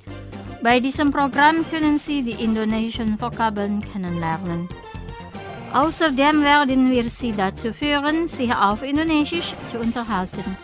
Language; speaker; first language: German; non-native, fluent; Indonesian